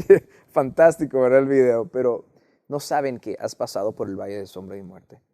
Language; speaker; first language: Spanish; native; Spanish